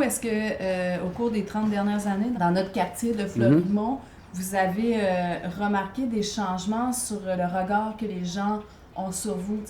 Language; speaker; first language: French; native; French